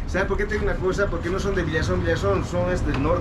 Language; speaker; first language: Spanish; native; Spanish